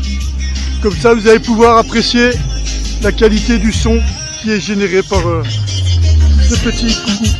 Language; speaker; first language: French; native; French